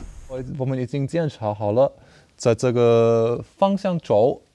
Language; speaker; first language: Chinese; non-native, learner; German